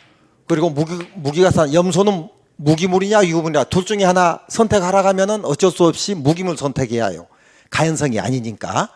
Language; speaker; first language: Korean; native; Korean